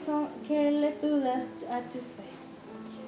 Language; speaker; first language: French; non-native, learner; Spanish